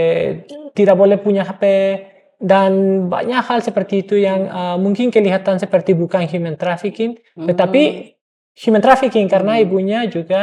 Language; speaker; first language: Indonesian; non-native, fluent; English